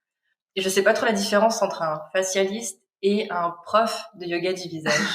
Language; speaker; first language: French; native; French